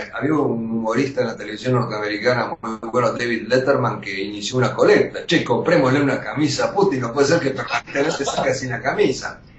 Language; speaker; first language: Spanish; early bilingual, other home language; Russian